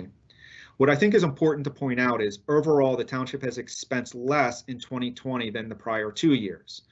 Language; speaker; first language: English; native; English